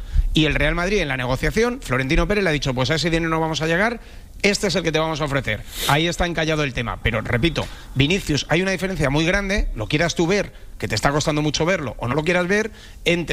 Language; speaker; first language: Spanish; native; Spanish